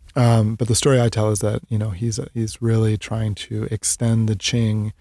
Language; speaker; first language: English; native; English